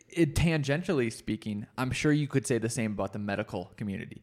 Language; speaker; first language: English; native; English